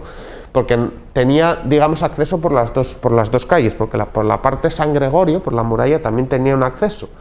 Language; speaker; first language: Spanish; native; Spanish